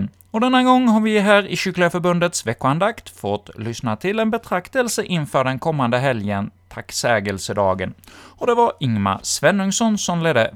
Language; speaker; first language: Swedish; native; Swedish